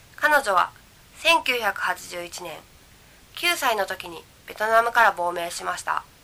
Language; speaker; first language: Japanese; native; Japanese